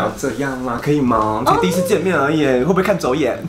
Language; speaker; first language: Chinese; native; Chinese